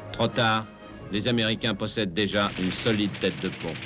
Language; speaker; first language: French; native; French